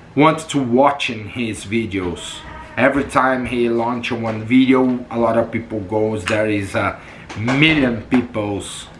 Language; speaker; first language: English; non-native, learner; Portuguese